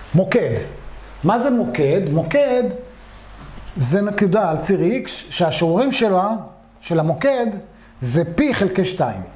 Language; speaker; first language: Hebrew; native; Hebrew